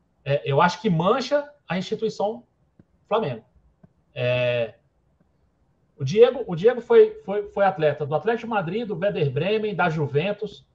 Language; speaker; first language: Portuguese; native; Portuguese